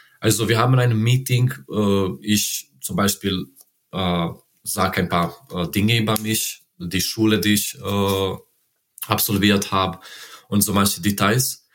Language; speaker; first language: German; non-native, learner; Serbian